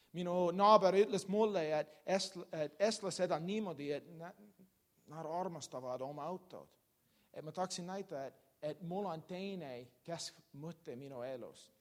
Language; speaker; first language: Estonian; non-native, learner; English